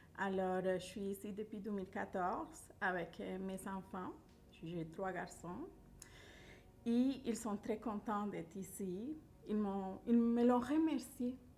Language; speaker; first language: French; non-native, fluent; Spanish